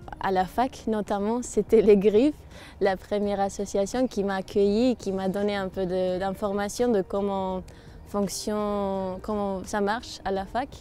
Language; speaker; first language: French; non-native, fluent; Spanish